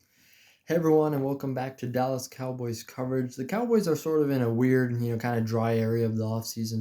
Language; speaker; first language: English; native; English